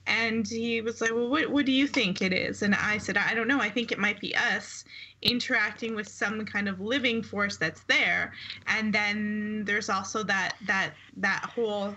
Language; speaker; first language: English; native; English